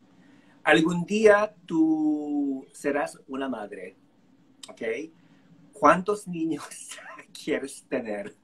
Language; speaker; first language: Spanish; non-native, fluent; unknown